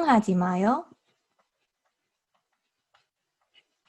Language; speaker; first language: Korean; non-native, learner; English